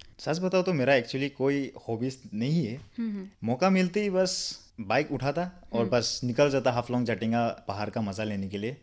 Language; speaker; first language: Hindi; non-native, local second language; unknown